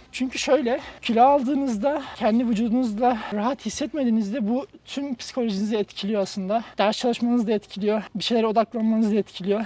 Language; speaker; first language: Turkish; native; Turkish